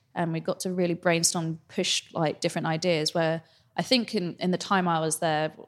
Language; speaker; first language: English; native; English